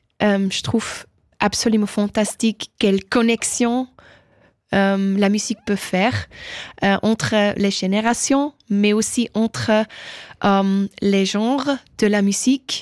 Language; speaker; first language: French; non-native, local second language; German